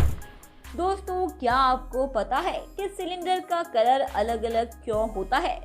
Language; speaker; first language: Hindi; native; Hindi